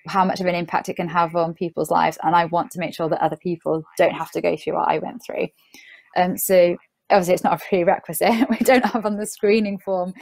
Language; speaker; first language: English; native; English